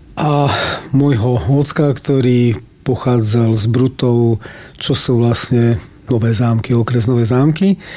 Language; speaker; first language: Slovak; native; Slovak